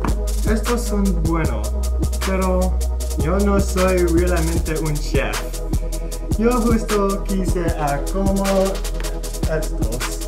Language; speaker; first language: Spanish; non-native, learner; English